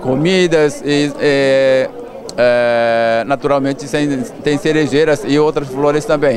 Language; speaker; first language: Portuguese; non-native, learner; Japanese